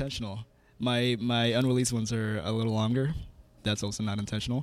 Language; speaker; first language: English; non-native, fluent; Indonesian